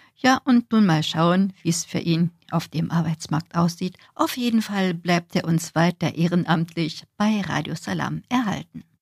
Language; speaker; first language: German; native; German